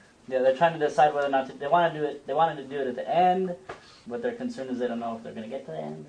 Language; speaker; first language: English; non-native, fluent; Spanish